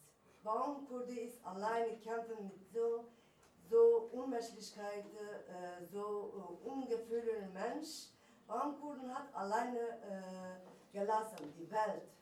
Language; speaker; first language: German; non-native, learner; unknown